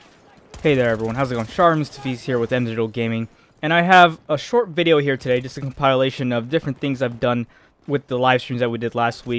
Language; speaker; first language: English; native; English